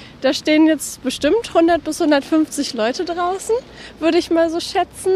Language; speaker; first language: German; native; German